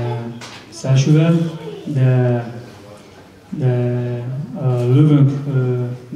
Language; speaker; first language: Hungarian; non-native, learner; Spanish